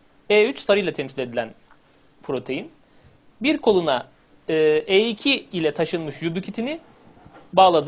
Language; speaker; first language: Turkish; native; Turkish